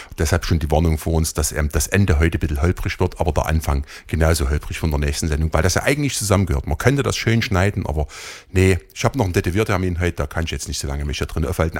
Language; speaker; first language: German; native; German